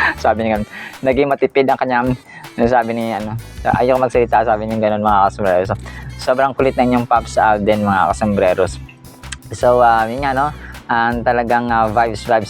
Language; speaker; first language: Filipino; non-native, local second language; Cebuano